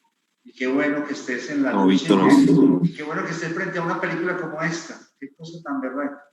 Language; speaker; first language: Spanish; native; Spanish